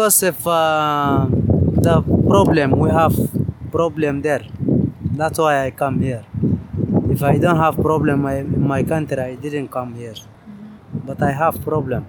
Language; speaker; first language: English; non-native, learner; Arabic